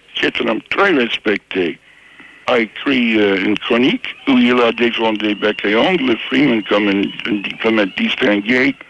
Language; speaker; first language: French; non-native, fluent; English